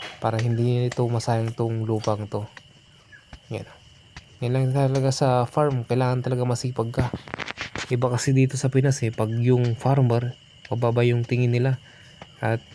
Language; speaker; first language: Filipino; non-native, local second language; Iloko